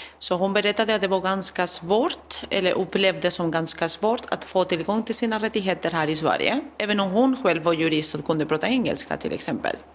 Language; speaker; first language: Swedish; non-native, fluent; Spanish